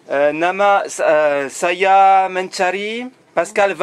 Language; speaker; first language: Indonesian; non-native, learner; French